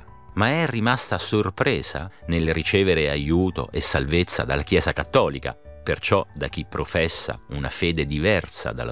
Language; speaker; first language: Italian; native; Italian